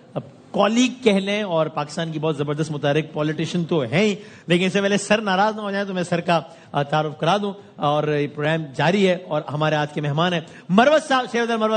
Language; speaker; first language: Urdu; native; Urdu